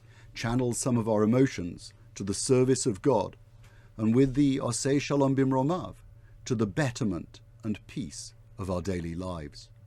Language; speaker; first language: English; native; English